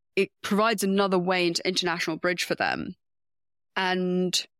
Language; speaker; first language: English; native; English